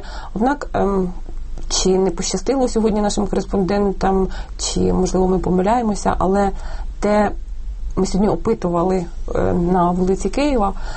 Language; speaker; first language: Ukrainian; native; Ukrainian